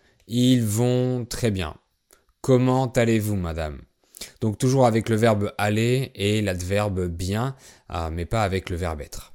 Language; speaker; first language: French; native; French